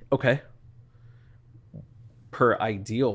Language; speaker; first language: English; native; English